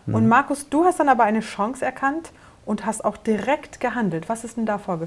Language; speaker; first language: German; native; German